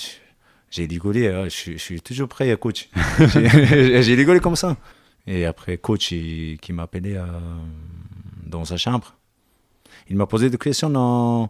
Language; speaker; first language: French; non-native, learner; Japanese